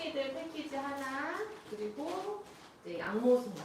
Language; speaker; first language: Korean; native; Korean